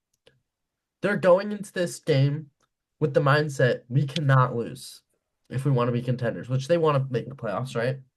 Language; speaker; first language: English; native; English